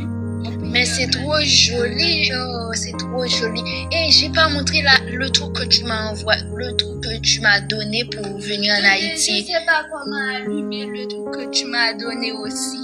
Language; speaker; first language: French; non-native, local second language; Haitian Creole